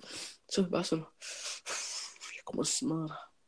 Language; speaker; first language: Danish; early bilingual, other home language; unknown